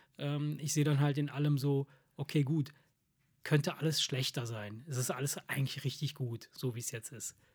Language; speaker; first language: German; early bilingual, other home language; Italian